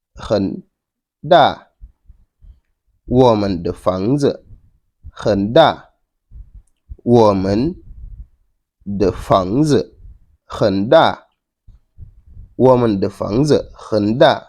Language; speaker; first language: Chinese; non-native, fluent; Wolof